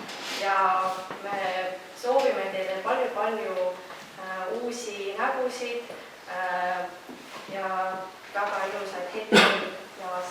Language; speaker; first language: Estonian; non-native, local second language; Russian